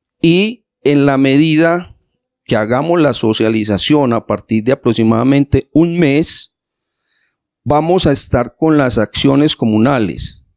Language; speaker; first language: Spanish; native; Spanish